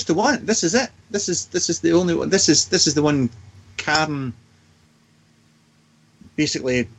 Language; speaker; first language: English; native; English